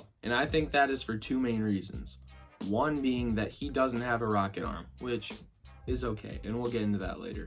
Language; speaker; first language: English; native; English